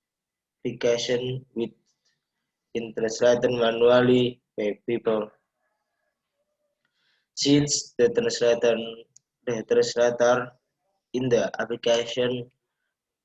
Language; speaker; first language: English; non-native, learner; Indonesian